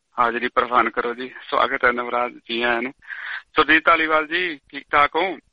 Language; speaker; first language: Punjabi; native; Punjabi